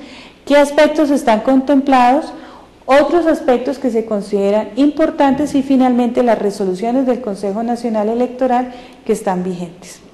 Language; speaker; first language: Spanish; native; Spanish